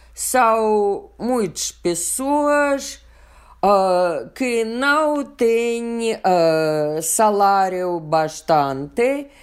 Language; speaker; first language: Portuguese; non-native, learner; Russian